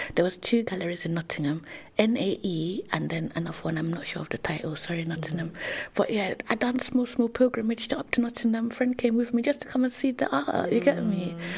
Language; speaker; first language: English; native; English